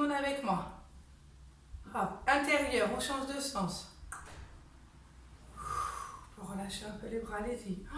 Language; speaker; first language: French; native; French